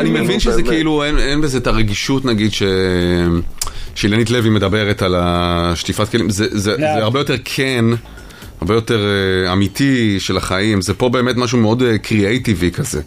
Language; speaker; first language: Hebrew; native; Hebrew